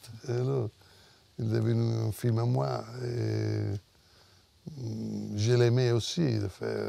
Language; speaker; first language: French; non-native, fluent; Italian